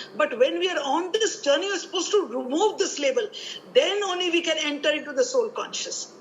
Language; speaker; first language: English; non-native, local second language; Punjabi